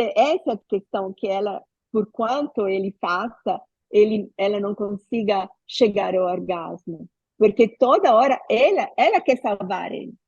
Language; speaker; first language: Portuguese; non-native, fluent; Italian